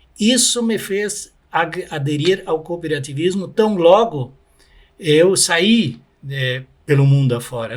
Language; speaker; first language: Portuguese; non-native, local second language; German